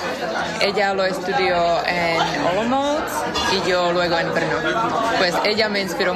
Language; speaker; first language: Spanish; non-native, fluent; Czech